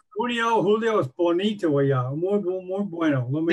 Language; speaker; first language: Spanish; non-native, learner; English